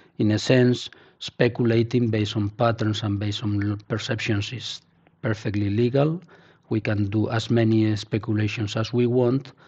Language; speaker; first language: English; non-native, fluent; Spanish